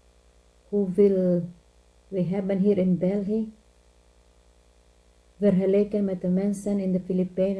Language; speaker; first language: Dutch; non-native, learner; Filipino